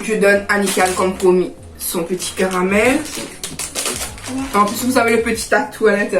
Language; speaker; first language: French; native; French